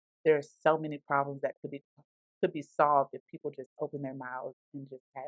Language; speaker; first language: English; native; English